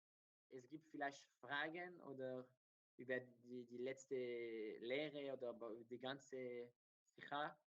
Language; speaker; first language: German; non-native, learner; Hebrew